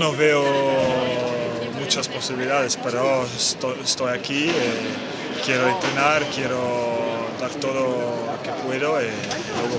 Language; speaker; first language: Spanish; non-native, fluent; Dutch